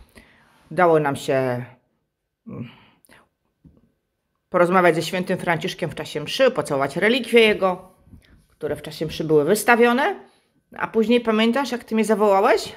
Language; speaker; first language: Polish; native; Polish